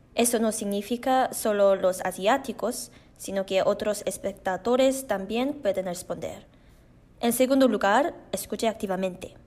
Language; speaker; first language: Spanish; non-native, learner; Korean